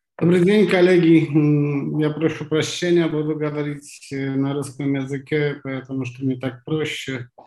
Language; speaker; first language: Russian; non-native, local second language; Ukrainian